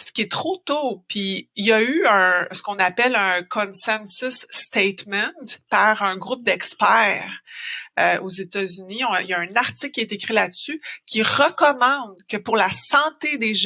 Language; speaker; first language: French; native; French